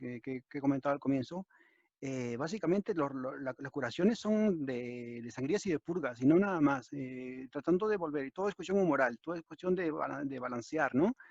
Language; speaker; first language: Spanish; native; Spanish